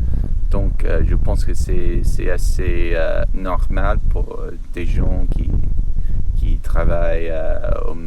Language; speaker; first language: French; non-native, learner; English